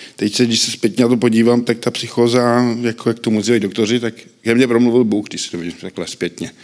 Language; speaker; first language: Czech; native; Czech